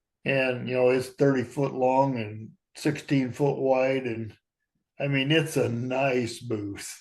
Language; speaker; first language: English; native; English